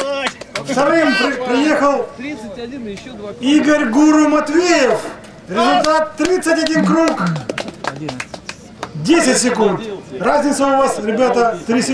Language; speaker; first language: Russian; native; Russian